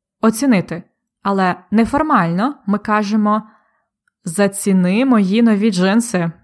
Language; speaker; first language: Ukrainian; native; Ukrainian